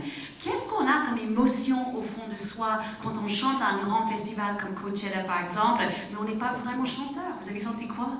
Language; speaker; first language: French; native; French